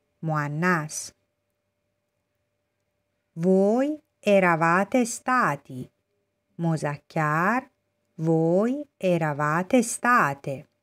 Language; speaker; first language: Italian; non-native, fluent; Persian